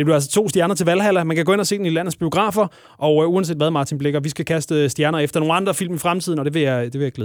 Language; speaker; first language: Danish; native; Danish